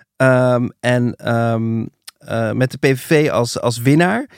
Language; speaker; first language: Dutch; native; Dutch